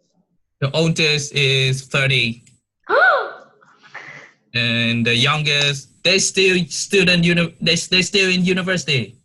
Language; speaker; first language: English; non-native, learner; Vietnamese